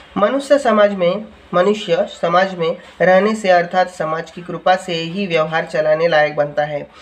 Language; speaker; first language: Hindi; non-native, local second language; Marathi